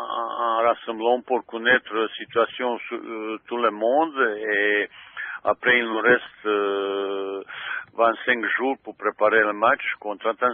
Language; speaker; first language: French; non-native, fluent; Bosnian